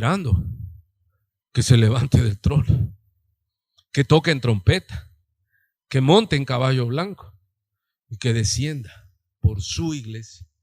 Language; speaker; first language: Spanish; native; Spanish